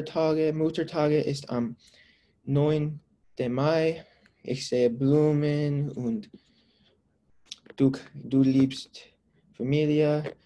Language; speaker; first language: German; non-native, learner; English